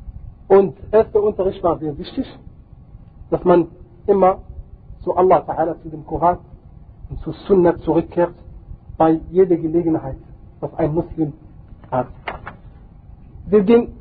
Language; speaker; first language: German; non-native, fluent; Arabic